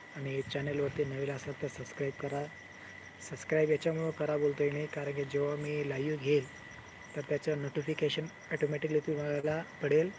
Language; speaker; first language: Hindi; non-native, local second language; Marathi